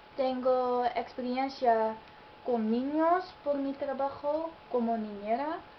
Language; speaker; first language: Spanish; non-native, learner; Dutch